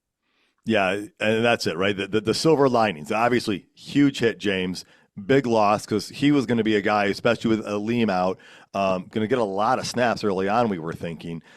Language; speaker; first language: English; native; English